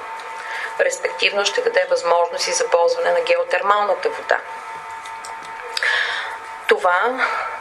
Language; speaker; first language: Bulgarian; native; Bulgarian